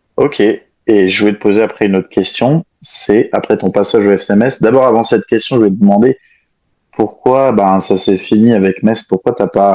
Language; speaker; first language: French; native; French